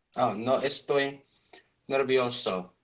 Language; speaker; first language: Spanish; non-native, learner; English